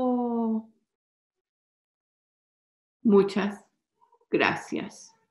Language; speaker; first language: Spanish; native; Spanish